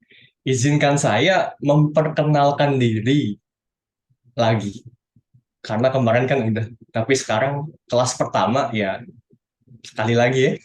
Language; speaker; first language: Indonesian; native; Indonesian